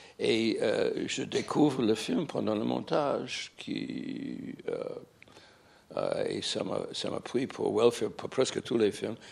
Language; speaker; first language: French; non-native, fluent; English